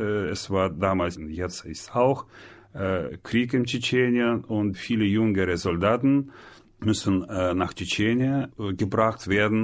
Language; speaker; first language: German; non-native, learner; Russian